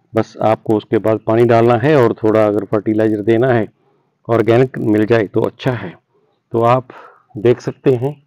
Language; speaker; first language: Hindi; non-native, local second language; Punjabi